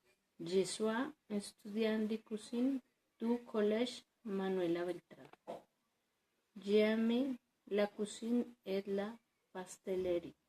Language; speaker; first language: French; non-native, learner; Spanish